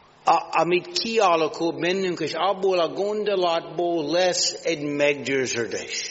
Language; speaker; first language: Hungarian; non-native, learner; English